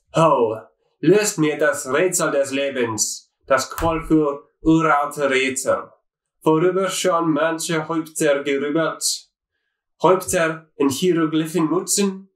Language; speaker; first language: German; non-native, learner; English